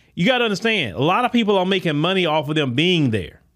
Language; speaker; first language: English; native; English